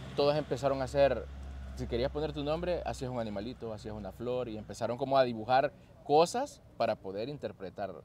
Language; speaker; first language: Spanish; native; Spanish